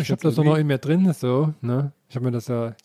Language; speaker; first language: German; native; German